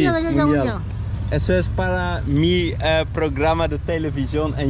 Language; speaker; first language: Spanish; non-native, learner; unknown